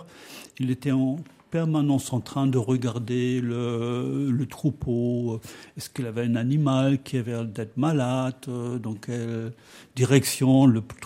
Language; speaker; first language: French; non-native, fluent; German